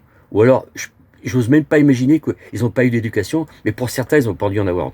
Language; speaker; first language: French; native; French